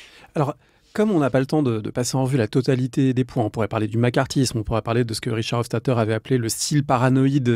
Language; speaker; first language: French; native; French